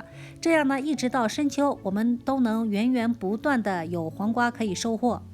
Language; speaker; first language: Chinese; native; Chinese